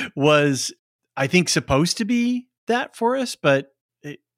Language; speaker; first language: English; native; English